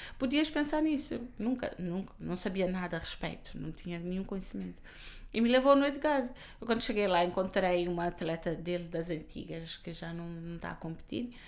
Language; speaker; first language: Portuguese; non-native, local second language; Kabuverdianu